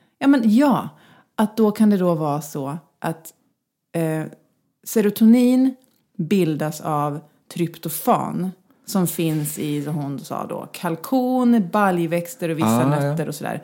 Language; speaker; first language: Swedish; native; Swedish